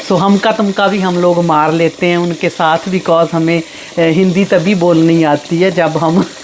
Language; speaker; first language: Hindi; non-native, local second language; Punjabi